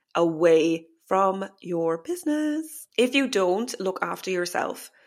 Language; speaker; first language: English; native; English